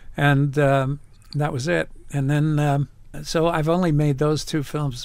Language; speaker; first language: English; native; English